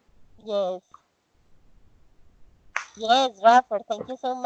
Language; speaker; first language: English; non-native, learner; Spanish